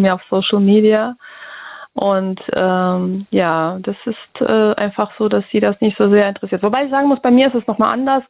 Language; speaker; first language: German; early bilingual, other home language; Russian